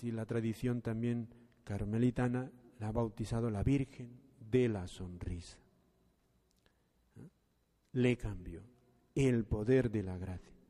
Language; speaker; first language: Spanish; native; Spanish